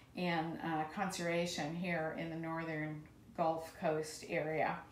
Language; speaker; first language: English; native; English